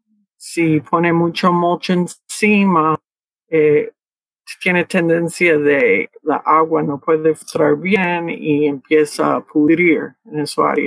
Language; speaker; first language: Spanish; early bilingual, heritage; Spanish